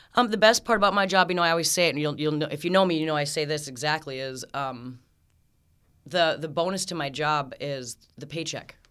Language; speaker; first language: English; native; English